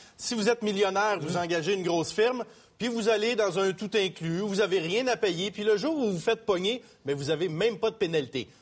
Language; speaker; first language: French; native; French